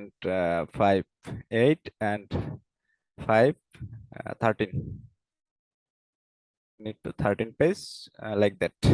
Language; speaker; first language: English; non-native, learner; Bangla